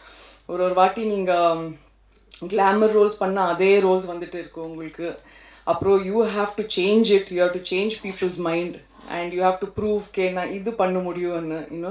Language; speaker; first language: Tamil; non-native, fluent; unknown